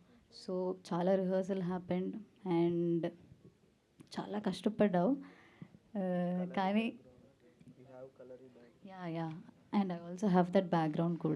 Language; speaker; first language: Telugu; non-native, learner; Malayalam